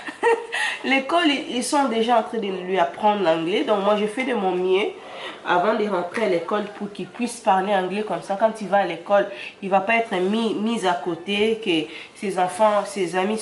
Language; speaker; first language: French; non-native, local second language; Lingala